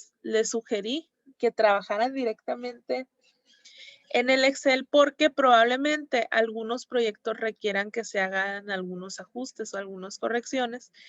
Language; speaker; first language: Spanish; native; Spanish